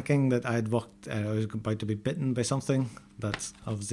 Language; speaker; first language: English; native; English